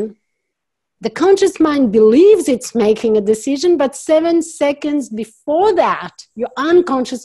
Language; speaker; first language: English; non-native, fluent; French